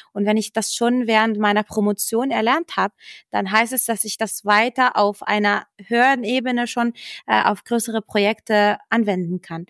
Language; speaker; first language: German; non-native, fluent; Arabic